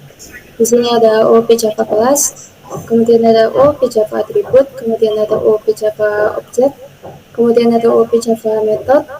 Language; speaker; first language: Indonesian; native; Indonesian